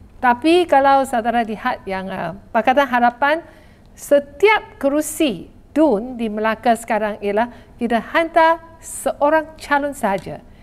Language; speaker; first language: Malay; non-native, local second language; Chinese